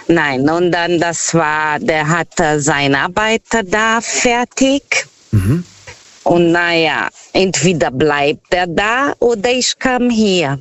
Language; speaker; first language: German; non-native, fluent; Portuguese